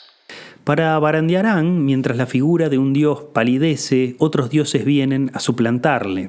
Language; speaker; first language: Spanish; native; Spanish